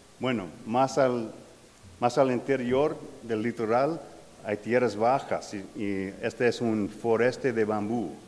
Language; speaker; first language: Spanish; non-native, learner; English